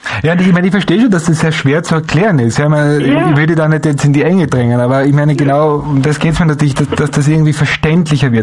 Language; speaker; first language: German; native; German